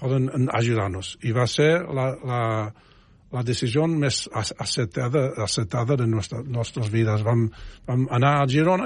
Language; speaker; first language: Catalan; non-native, fluent; English